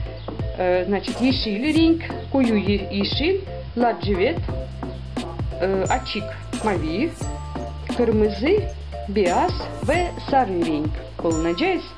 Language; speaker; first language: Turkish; non-native, learner; Russian